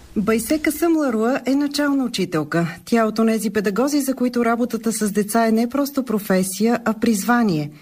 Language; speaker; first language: Bulgarian; native; Bulgarian